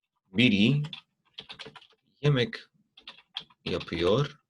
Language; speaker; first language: Turkish; non-native, fluent; Urdu